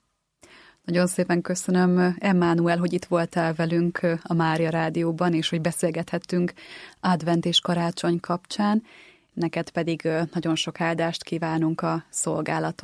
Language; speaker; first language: Hungarian; native; Hungarian